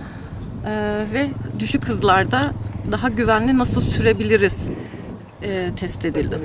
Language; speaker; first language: Turkish; native; Turkish